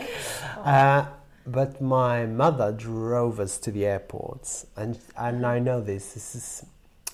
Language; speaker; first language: English; non-native, fluent; Portuguese